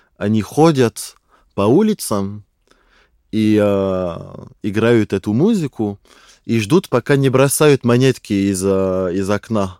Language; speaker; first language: Russian; non-native, fluent; French